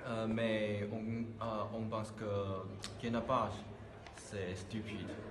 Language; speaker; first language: French; non-native, learner; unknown